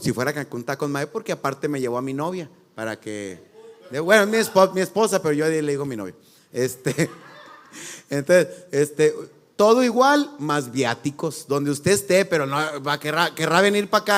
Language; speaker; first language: Spanish; native; Spanish